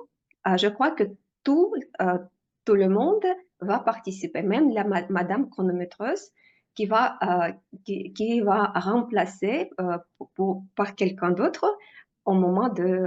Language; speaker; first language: French; non-native, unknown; Russian